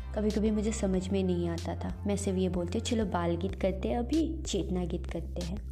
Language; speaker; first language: Hindi; non-native, local second language; Assamese